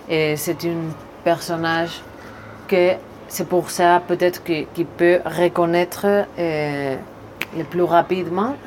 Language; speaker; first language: French; non-native, learner; Spanish